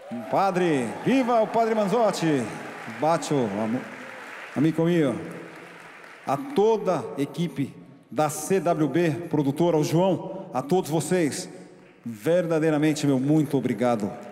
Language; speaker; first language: Portuguese; native; Portuguese